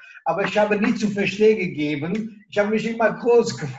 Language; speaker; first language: German; non-native, local second language; Italian